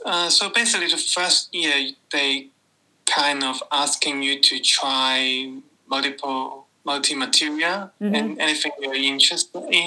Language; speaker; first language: English; non-native, local second language; Cantonese